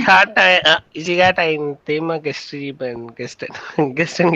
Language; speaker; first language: German; non-native, learner; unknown